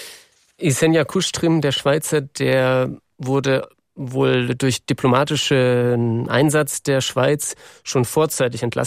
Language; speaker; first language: German; native; German